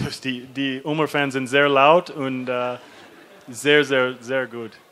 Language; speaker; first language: German; non-native, learner; English